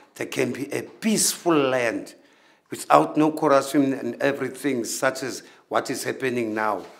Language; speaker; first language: English; non-native, local second language; Xhosa